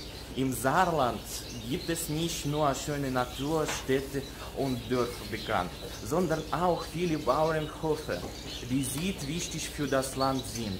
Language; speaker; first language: German; non-native, fluent; Russian